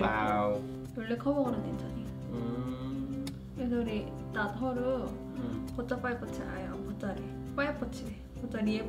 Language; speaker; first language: Nepali; non-native, fluent; Korean